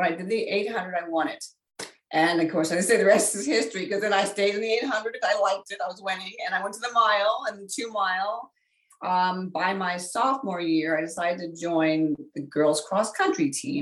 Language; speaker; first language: English; native; English